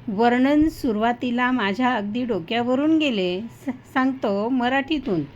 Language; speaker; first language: Marathi; non-native, local second language; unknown